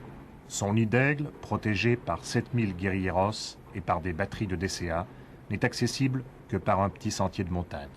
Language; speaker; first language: French; native; French